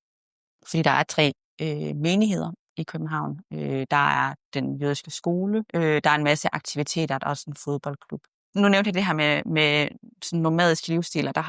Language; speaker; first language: Danish; native; Danish